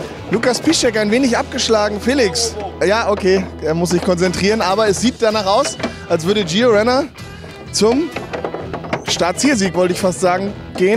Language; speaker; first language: German; native; German